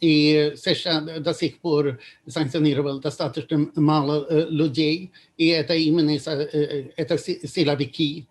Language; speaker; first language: Russian; non-native, fluent; Swedish